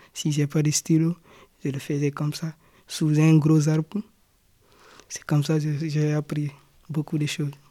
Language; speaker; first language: French; non-native, local second language; Fula